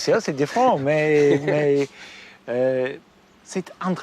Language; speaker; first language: French; non-native, learner; English